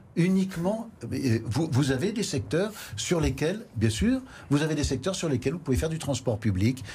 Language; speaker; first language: French; native; French